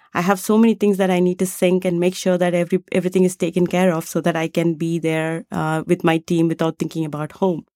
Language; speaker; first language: English; non-native, local second language; Tamil